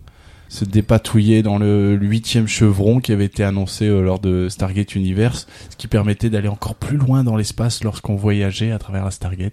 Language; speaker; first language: French; native; French